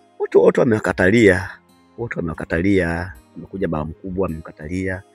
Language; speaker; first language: Swahili; native; Swahili